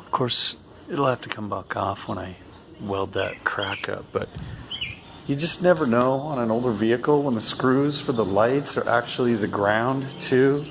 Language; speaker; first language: English; native; English